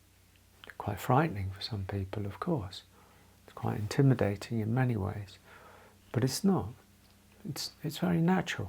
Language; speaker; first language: English; native; English